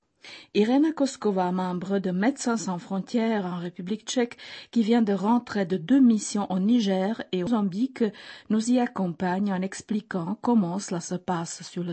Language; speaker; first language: French; non-native, fluent; Czech